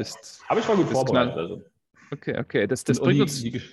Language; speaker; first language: German; native; German